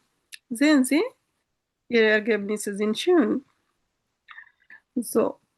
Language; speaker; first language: German; non-native, fluent; Bangla